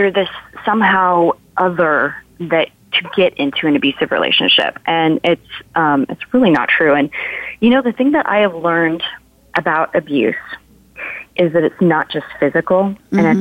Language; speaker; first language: English; native; English